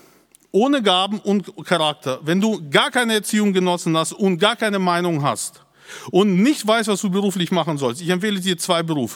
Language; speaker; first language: German; native; German